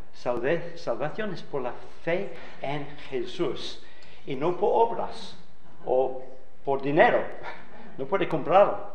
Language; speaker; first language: Spanish; non-native, fluent; English